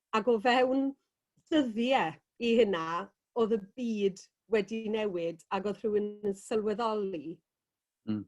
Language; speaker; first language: Welsh; native; Welsh